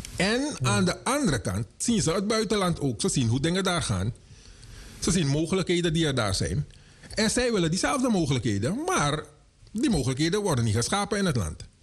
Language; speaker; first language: Dutch; native; Dutch